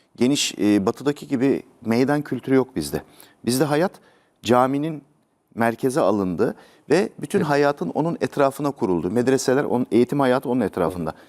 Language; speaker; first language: Turkish; native; Turkish